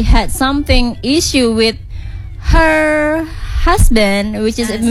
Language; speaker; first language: English; non-native, fluent; Indonesian